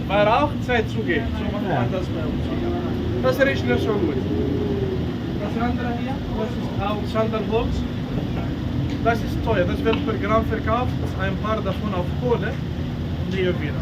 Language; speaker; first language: German; non-native, fluent; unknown